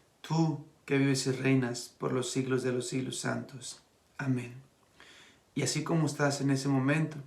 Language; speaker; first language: Spanish; native; Spanish